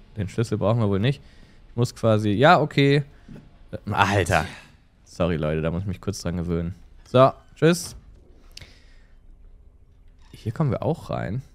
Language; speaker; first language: German; native; German